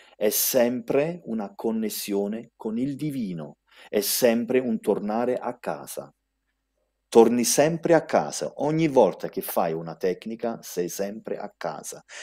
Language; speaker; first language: Italian; early bilingual, heritage; Italian